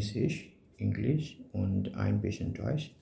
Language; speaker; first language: German; non-native, learner; Burmese